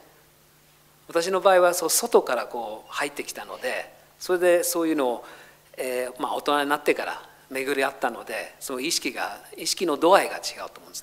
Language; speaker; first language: Japanese; non-native, fluent; English